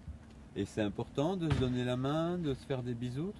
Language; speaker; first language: French; native; French